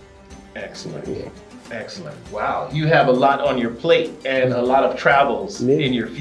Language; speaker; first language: English; non-native, fluent; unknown